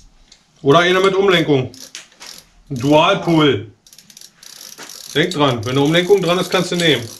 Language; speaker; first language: German; native; German